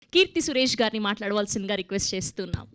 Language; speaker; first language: Telugu; native; Telugu